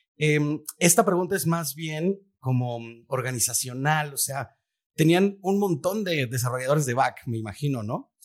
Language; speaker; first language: Spanish; native; Spanish